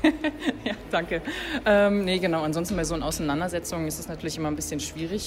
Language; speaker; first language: German; native; German